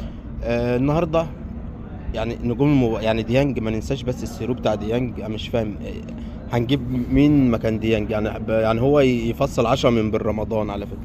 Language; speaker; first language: Arabic; native; Arabic